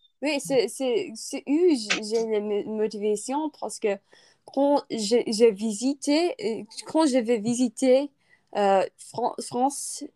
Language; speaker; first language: French; non-native, learner; English